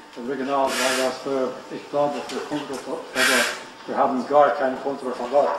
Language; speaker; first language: German; non-native, learner; English